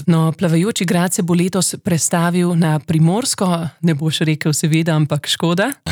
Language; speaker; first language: Slovenian; native; Slovenian